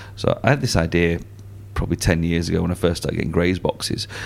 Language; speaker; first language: English; native; English